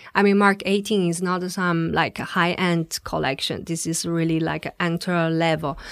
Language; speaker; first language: English; non-native, fluent; Chinese